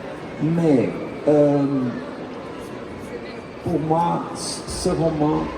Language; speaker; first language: French; non-native, fluent; Portuguese